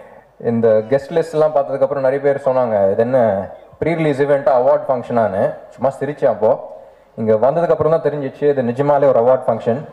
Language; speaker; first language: Tamil; non-native, local second language; Telugu